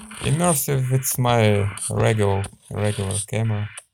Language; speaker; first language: English; non-native, learner; Russian